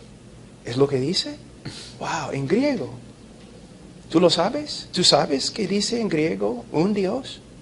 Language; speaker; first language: Spanish; non-native, fluent; English